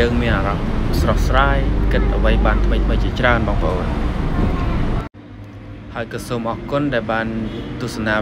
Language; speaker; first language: Khmer; native; Khmer